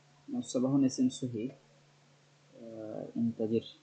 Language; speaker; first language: Arabic; non-native, learner; Bangla